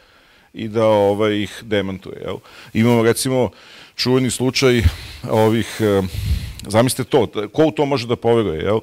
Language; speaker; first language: Bosnian; native; Bosnian